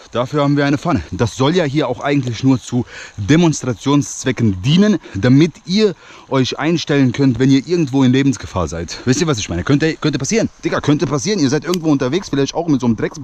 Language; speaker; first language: German; early bilingual, other home language; Bosnian